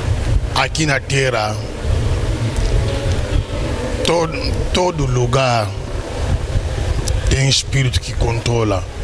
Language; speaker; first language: Portuguese; non-native, learner; Lingala